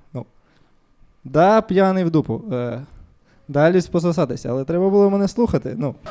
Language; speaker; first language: Ukrainian; non-native, local second language; Russian